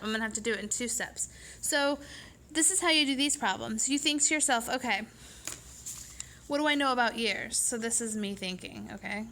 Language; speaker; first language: English; native; English